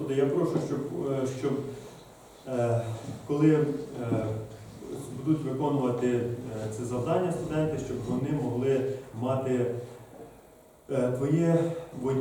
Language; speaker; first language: Ukrainian; native; Ukrainian